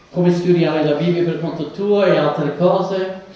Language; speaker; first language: Italian; non-native, fluent; English